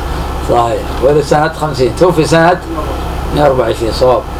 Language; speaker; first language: Arabic; native; Arabic